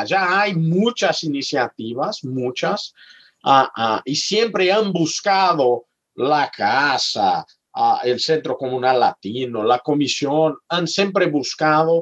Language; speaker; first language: Spanish; non-native, fluent; Portuguese